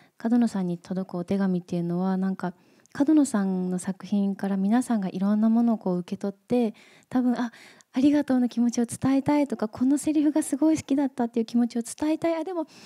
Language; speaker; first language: Japanese; native; Japanese